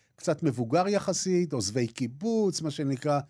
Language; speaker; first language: Hebrew; native; Hebrew